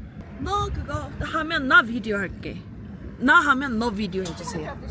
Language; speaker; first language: Korean; non-native, learner; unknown